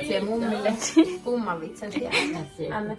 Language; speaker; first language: Finnish; native; Finnish